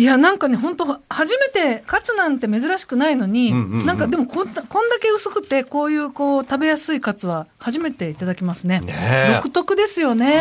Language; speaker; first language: Japanese; native; Japanese